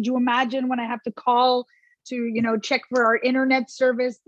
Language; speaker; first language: English; native; English